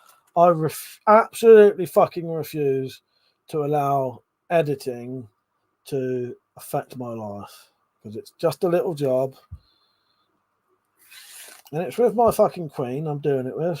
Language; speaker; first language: English; native; English